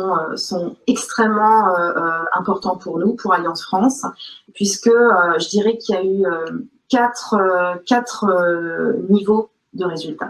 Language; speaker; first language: French; native; French